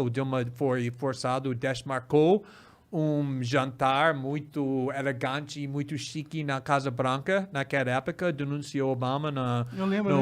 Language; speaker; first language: Portuguese; non-native, fluent; English